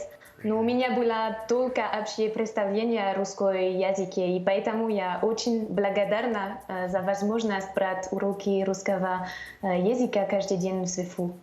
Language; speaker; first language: Russian; non-native, learner; French